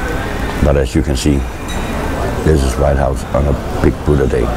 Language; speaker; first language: English; non-native, learner; Danish